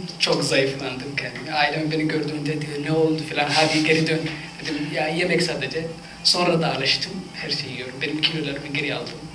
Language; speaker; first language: Turkish; non-native, fluent; Somali